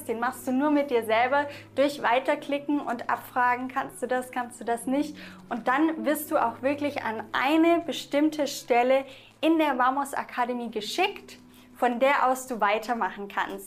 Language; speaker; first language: German; native; German